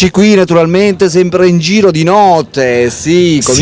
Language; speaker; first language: Italian; native; Italian